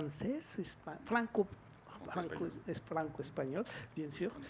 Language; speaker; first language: French; non-native, fluent; Spanish